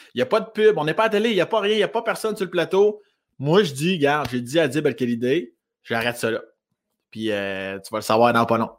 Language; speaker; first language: French; native; French